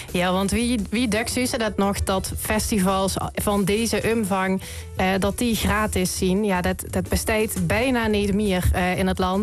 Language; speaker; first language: Dutch; native; Dutch